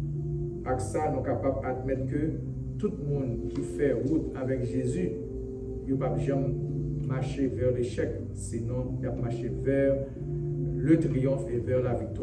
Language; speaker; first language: French; non-native, local second language; Haitian Creole